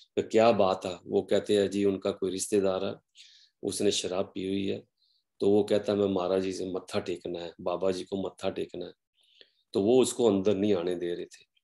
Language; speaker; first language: Hindi; non-native, local second language; Punjabi